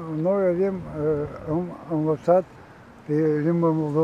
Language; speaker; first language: Romanian; non-native, local second language; Gagauz